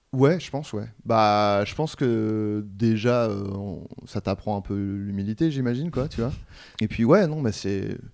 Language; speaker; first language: French; native; French